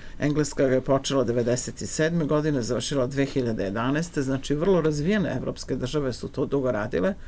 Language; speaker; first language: Serbian; native; Serbian